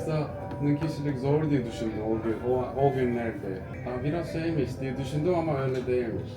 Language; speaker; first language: Turkish; non-native, fluent; Korean